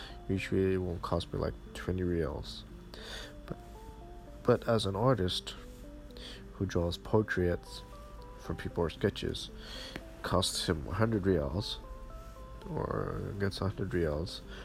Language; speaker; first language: English; non-native, fluent; Arabic